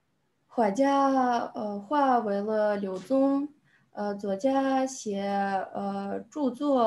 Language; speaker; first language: Chinese; non-native, learner; Russian